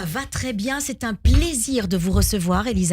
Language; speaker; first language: French; native; French